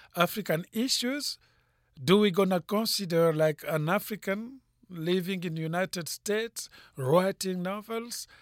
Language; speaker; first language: English; non-native, fluent; French